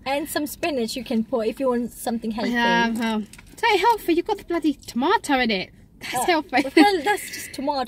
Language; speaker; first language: English; native; English